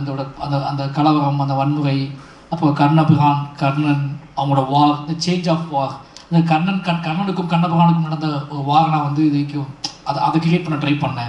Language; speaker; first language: Tamil; native; Tamil